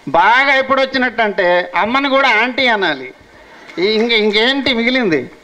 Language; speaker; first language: Telugu; non-native, local second language; Hindi